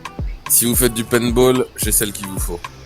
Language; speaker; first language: French; native; French